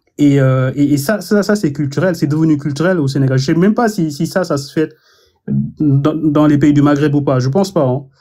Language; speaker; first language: French; non-native, local second language; Wolof